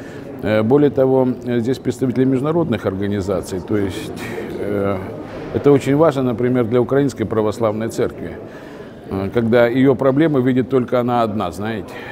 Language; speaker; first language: Russian; native; Russian